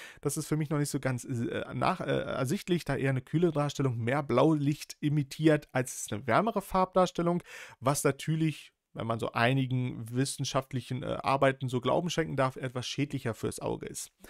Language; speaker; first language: German; native; German